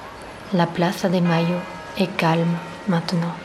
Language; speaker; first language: French; native; French